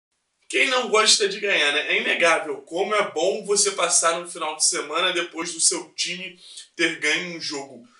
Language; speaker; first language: Portuguese; native; Portuguese